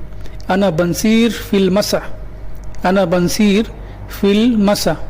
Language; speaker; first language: Arabic; non-native, learner; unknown